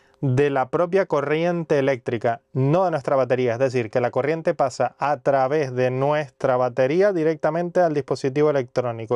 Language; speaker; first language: Spanish; native; Spanish